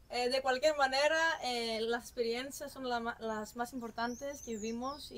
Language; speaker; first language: Spanish; non-native, fluent; Greek